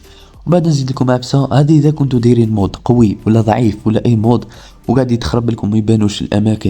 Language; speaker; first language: Arabic; native; Arabic